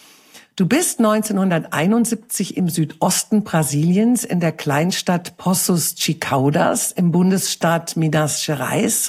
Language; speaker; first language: German; native; German